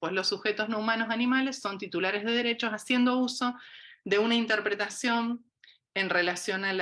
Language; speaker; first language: Spanish; native; Spanish